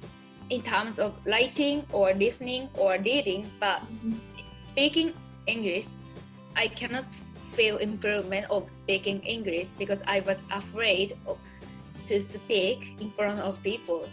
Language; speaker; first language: English; non-native, learner; Japanese